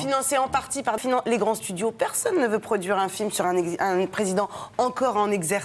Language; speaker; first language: French; native; French